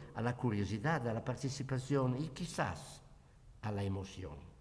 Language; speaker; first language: Spanish; non-native, learner; Italian